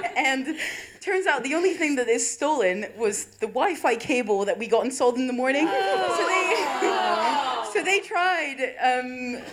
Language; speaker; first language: English; non-native, fluent; French